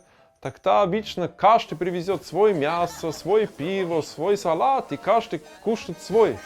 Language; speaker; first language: Russian; non-native, learner; German